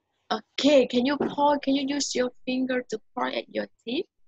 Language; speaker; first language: English; non-native, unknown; Vietnamese